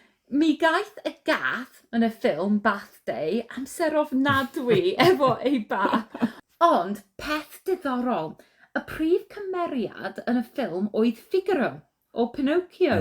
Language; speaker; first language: Welsh; non-native, learner; English